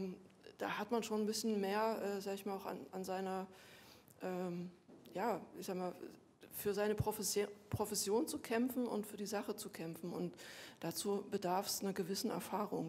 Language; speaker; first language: German; native; German